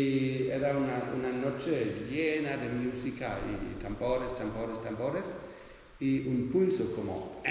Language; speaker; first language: Spanish; non-native, learner; Dutch